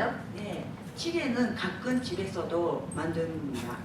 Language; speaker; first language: Korean; non-native, fluent; Japanese